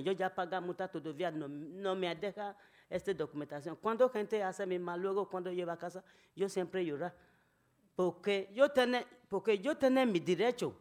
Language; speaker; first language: Spanish; non-native, learner; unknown